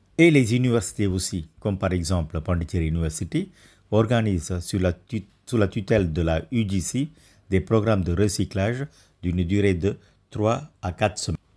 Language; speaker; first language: French; non-native, fluent; Tamil